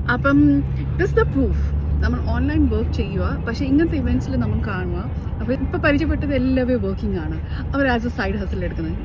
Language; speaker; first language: Malayalam; early bilingual, heritage; Malayalam